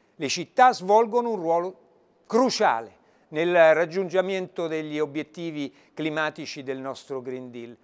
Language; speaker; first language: Italian; native; Italian